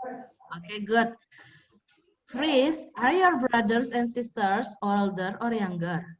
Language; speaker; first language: English; non-native, fluent; Indonesian